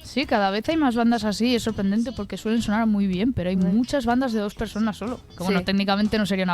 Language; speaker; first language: Spanish; native; Spanish